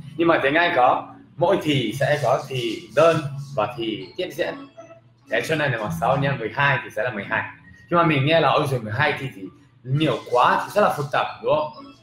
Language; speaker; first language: Vietnamese; non-native, fluent; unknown